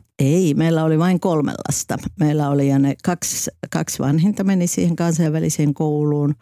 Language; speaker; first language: Finnish; native; Finnish